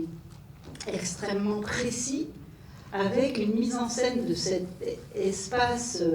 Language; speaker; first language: French; native; French